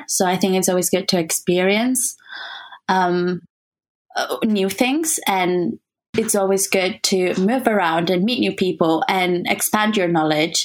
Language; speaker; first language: English; non-native, fluent; Spanish